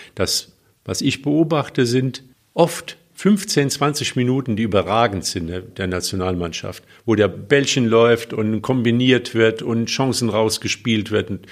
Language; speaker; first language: German; native; German